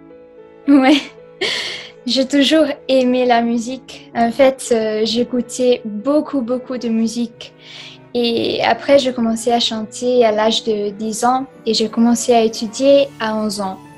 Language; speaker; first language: French; non-native, fluent; Italian